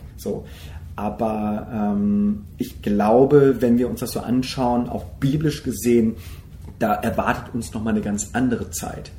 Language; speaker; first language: German; early bilingual, other home language; Korean